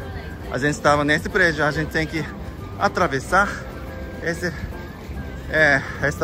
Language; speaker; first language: Portuguese; non-native, fluent; Japanese